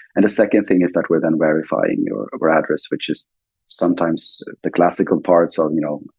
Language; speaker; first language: English; non-native, fluent; Swedish